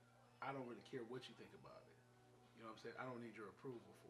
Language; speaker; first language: English; native; English